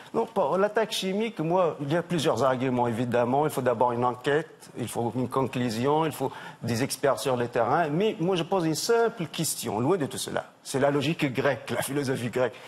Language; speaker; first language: French; non-native, local second language; Arabic